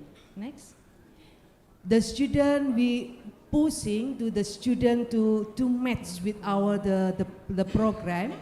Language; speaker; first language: English; non-native, learner; Indonesian